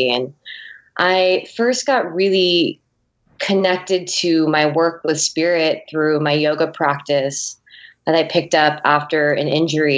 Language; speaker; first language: English; native; English